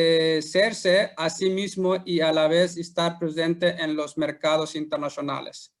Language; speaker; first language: Spanish; non-native, fluent; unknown